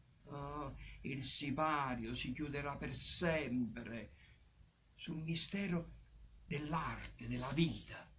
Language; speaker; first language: Italian; native; Italian